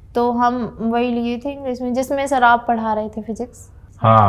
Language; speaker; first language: Hindi; native; Hindi